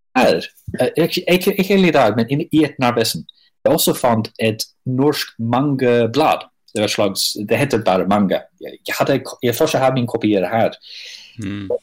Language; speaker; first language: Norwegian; non-native, fluent; English